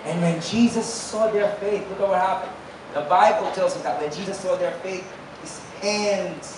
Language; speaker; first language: English; non-native, local second language; Filipino